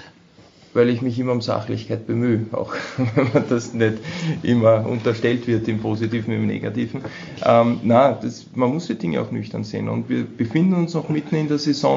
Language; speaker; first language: German; native; German